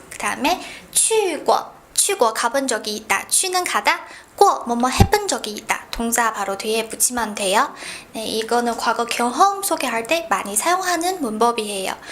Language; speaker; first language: Korean; non-native, fluent; Chinese